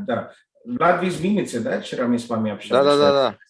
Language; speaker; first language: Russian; non-native, learner; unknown